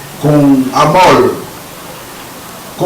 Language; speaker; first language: Spanish; non-native, learner; Haitian Creole